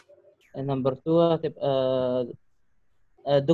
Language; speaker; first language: English; non-native, learner; Arabic